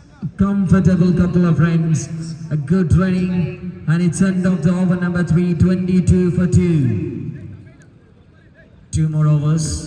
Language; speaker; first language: English; non-native, local second language; Malayalam